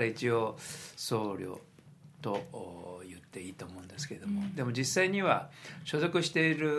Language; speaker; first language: Japanese; native; Japanese